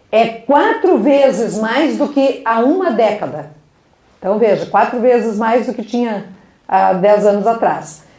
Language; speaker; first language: Portuguese; native; Portuguese